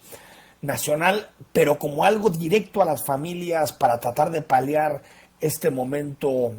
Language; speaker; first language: Spanish; native; Spanish